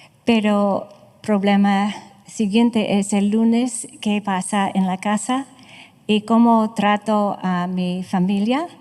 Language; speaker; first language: Spanish; non-native, fluent; English